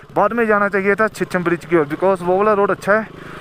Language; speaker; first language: Hindi; native; Hindi